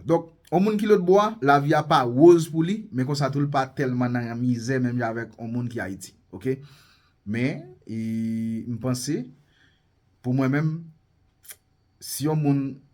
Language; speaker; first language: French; non-native, local second language; Haitian Creole